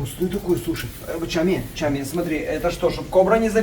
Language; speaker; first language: Russian; native; Russian